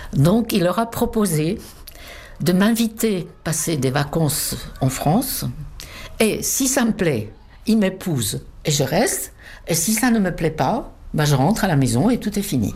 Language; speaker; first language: French; non-native, fluent; Czech